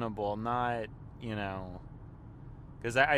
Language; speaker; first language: English; native; English